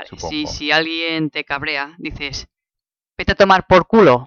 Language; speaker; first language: Spanish; native; Spanish